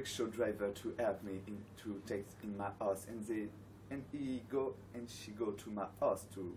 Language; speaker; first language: English; non-native, learner; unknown